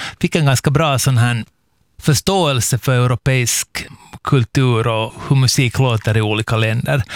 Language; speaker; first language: Swedish; native; Swedish